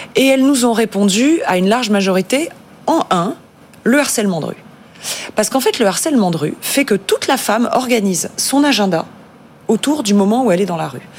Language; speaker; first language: French; native; French